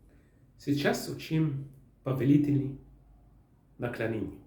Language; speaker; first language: Russian; non-native, learner; Arabic